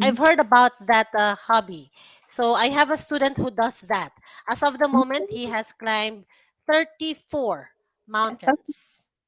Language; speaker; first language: English; non-native, fluent; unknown